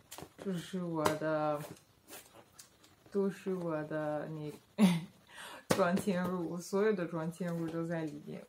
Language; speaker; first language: Chinese; non-native, fluent; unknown